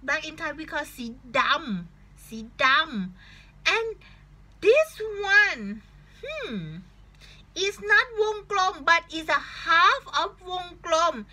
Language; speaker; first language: English; non-native, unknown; Thai